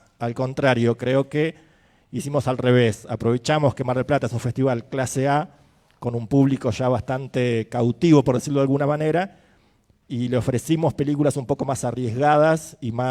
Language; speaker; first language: Spanish; native; Spanish